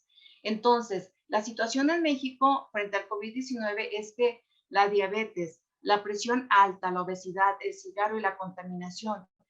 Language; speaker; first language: Spanish; native; Spanish